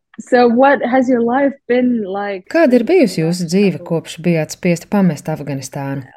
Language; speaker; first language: Latvian; native; Latvian